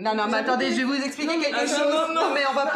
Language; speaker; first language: French; native; French